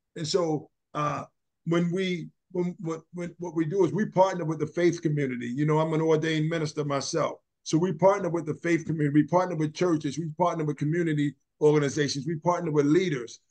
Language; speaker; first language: English; native; English